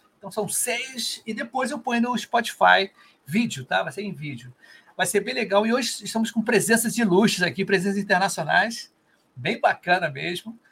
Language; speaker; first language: Portuguese; native; Portuguese